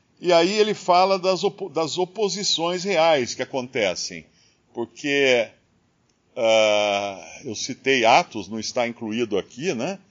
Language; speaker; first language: Portuguese; native; Portuguese